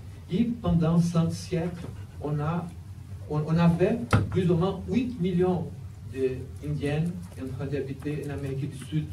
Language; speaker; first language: French; non-native, learner; Portuguese